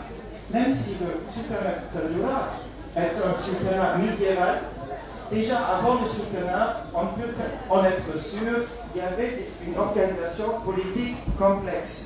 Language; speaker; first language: French; non-native, fluent; German